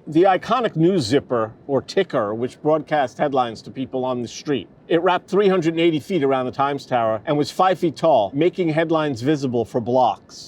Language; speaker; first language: English; native; English